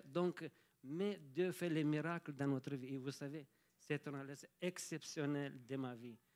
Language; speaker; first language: French; non-native, fluent; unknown